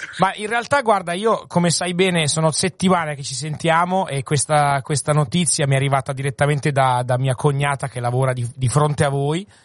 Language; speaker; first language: Italian; native; Italian